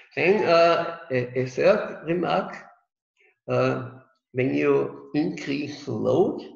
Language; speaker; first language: English; non-native, fluent; German